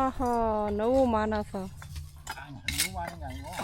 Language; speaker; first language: Korean; non-native, fluent; Khmer